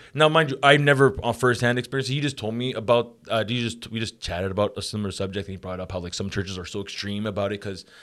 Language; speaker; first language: English; native; English